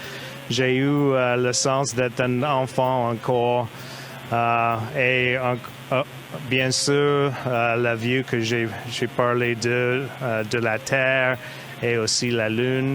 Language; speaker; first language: French; non-native, learner; English